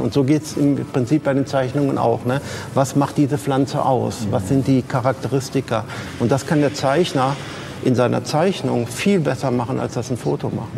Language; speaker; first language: German; native; German